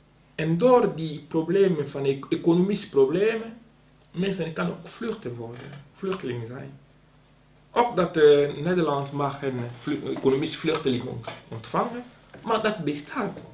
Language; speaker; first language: Dutch; non-native, local second language; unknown